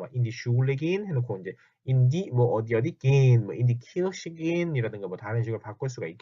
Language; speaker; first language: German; non-native, fluent; Korean